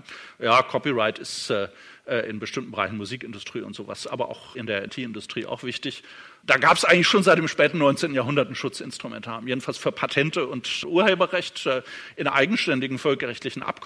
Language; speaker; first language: German; native; German